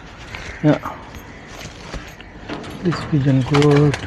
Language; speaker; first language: English; non-native, fluent; Sinhala